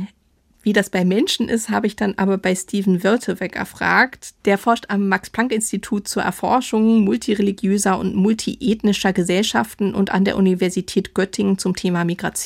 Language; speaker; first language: German; native; German